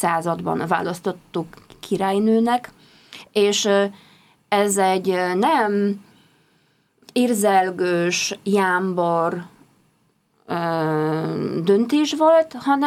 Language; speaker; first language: Hungarian; non-native, fluent; Polish